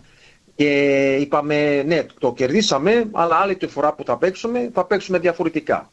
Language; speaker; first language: Greek; early bilingual, heritage; Greek